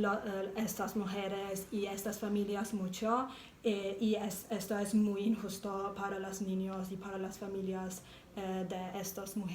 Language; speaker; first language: Spanish; non-native, learner; English